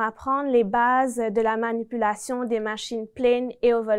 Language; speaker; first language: French; native; French